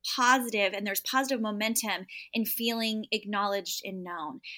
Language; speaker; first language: English; native; English